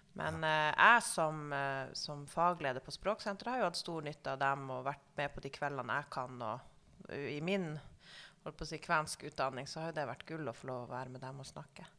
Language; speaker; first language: Norwegian; native; Norwegian